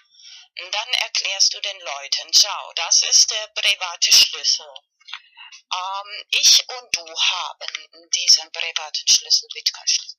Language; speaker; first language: German; non-native, fluent; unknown